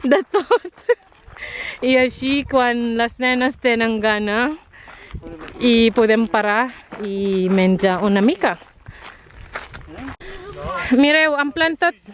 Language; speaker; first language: Catalan; non-native, learner; Filipino